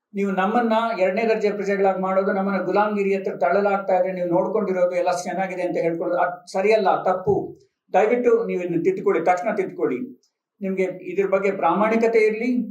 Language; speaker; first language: Kannada; non-native, local second language; Telugu